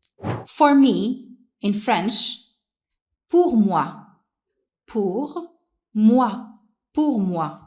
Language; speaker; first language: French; non-native, local second language; Arabic